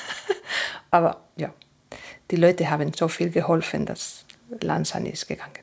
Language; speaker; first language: German; non-native, fluent; Spanish